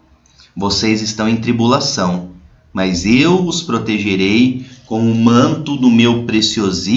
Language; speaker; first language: Portuguese; native; Portuguese